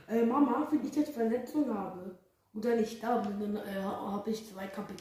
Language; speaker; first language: German; early bilingual, other home language; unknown